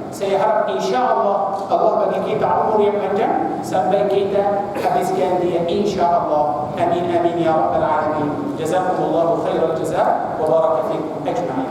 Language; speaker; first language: Malay; non-native, fluent; Arabic